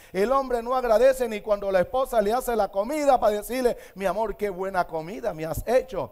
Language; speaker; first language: Spanish; native; Spanish